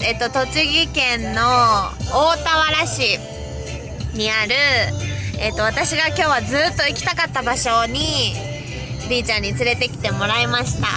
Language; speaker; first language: Japanese; native; Japanese